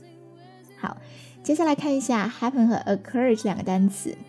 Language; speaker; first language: Chinese; native; Chinese